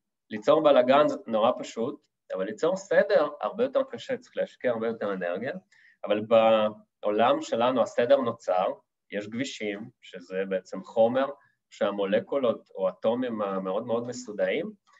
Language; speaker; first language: Hebrew; non-native, fluent; Russian